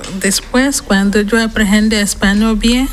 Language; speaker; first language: Spanish; non-native, learner; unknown